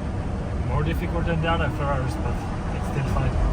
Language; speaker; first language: English; non-native, fluent; German